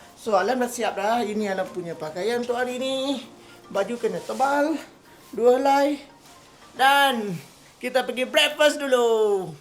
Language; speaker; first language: Malay; native; Malay